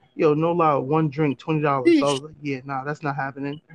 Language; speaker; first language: English; native; English